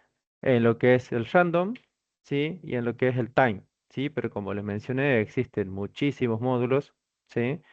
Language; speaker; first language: Spanish; native; Spanish